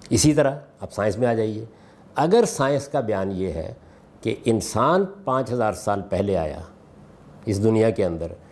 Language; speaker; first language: Urdu; non-native, local second language; Punjabi